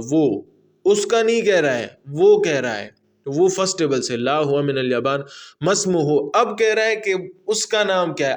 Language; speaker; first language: Urdu; non-native, local second language; Pashto